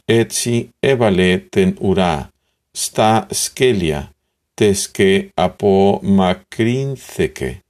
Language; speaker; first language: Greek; non-native, learner; Spanish